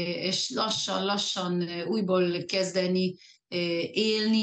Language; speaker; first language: Hungarian; early bilingual, heritage; Hungarian